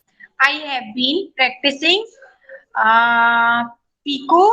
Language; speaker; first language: English; non-native, learner; Hindi